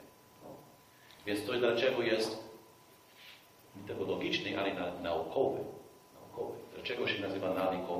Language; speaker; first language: Polish; non-native, fluent; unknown